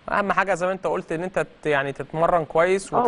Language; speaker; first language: Arabic; native; Arabic